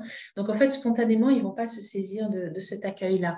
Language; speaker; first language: French; native; French